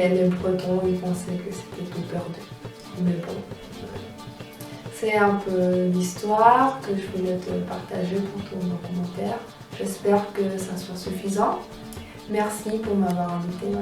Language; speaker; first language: French; non-native, fluent; Spanish